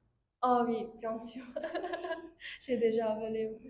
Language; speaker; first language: French; non-native, fluent; English